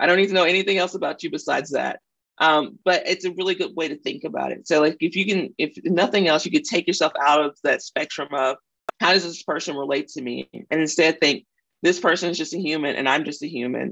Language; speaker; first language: English; native; English